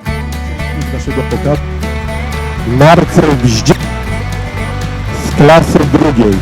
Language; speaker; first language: Polish; native; Polish